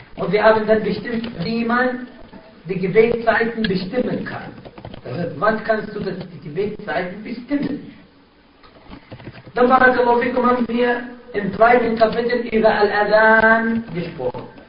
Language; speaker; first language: German; non-native, fluent; Arabic